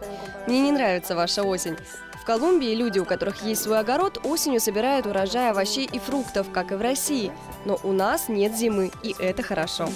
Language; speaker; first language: Russian; native; Russian